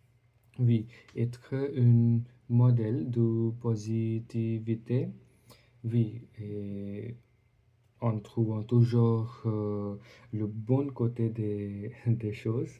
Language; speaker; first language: French; non-native, learner; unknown